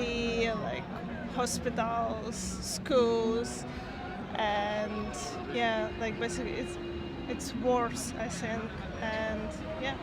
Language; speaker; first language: English; non-native, learner; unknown